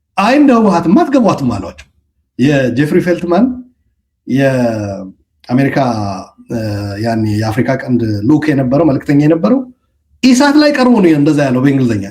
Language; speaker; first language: Amharic; non-native, local second language; Tigrinya